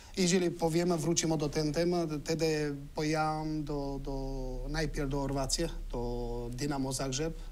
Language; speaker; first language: Polish; non-native, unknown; Albanian